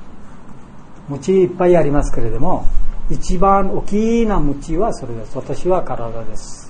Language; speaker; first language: Japanese; non-native, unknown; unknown